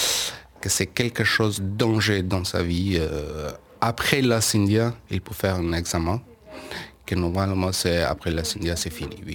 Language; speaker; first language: French; non-native, learner; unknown